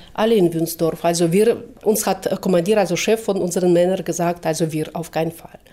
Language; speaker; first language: German; non-native, fluent; Russian